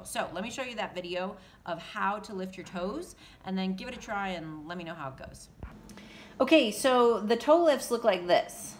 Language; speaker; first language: English; native; English